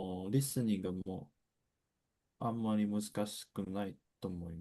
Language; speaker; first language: Japanese; non-native, fluent; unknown